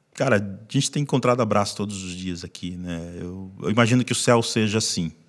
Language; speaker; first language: Portuguese; native; Portuguese